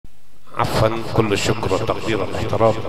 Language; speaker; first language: Arabic; native; Arabic